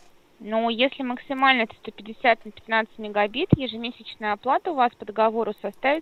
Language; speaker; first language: Russian; native; Russian